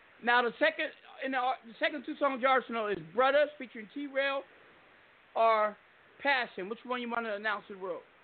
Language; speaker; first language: English; native; English